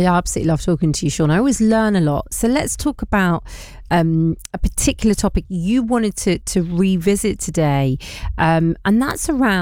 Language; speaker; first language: English; native; English